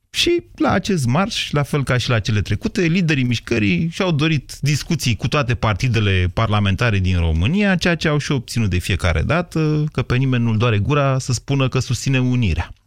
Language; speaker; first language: Romanian; native; Romanian